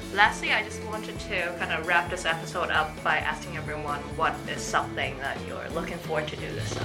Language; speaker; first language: English; native; English